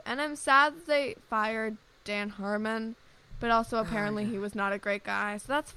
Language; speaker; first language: English; native; English